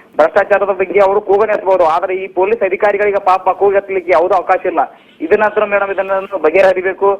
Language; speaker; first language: Kannada; native; Kannada